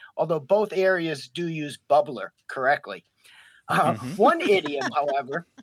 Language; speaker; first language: English; native; English